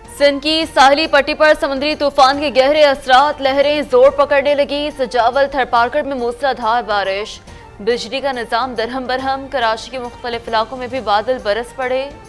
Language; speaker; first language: Urdu; native; Urdu